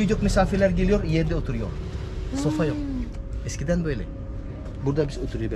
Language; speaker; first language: Turkish; non-native, learner; Indonesian